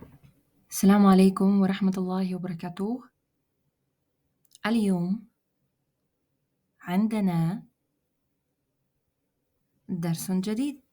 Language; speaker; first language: Arabic; non-native, fluent; Russian